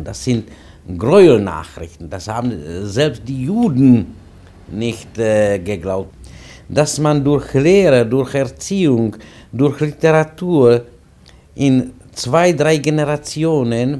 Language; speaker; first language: German; non-native, fluent; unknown